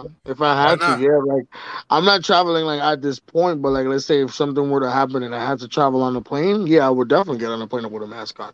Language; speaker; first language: English; native; English